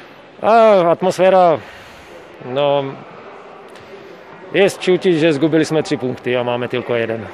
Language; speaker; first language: Polish; non-native, learner; Czech